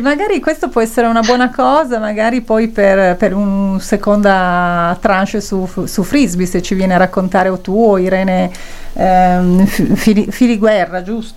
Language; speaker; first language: Italian; native; Italian